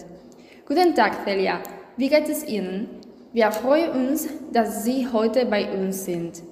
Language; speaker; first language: German; non-native, fluent; Spanish